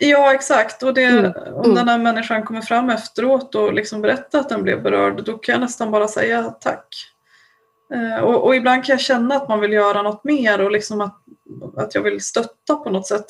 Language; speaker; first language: Swedish; native; Swedish